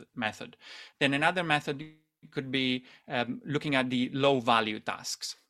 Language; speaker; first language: English; non-native, fluent; Italian